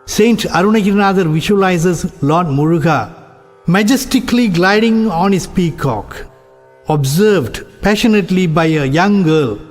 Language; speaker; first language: English; non-native, local second language; Tamil